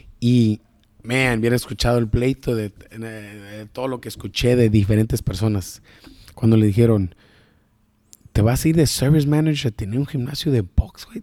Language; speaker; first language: Spanish; early bilingual, heritage; Spanish